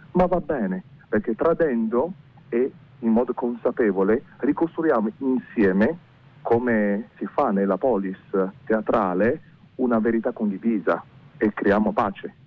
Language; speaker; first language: Italian; non-native, fluent; Chinese